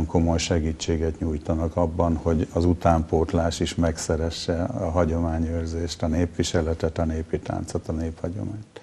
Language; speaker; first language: Hungarian; native; Hungarian